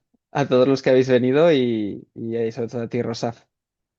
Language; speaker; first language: Spanish; native; Spanish